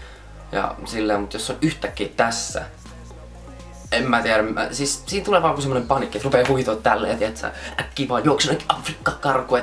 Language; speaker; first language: Finnish; native; Finnish